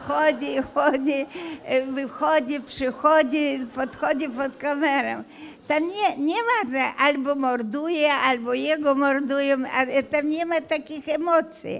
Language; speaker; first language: Polish; non-native, fluent; Hungarian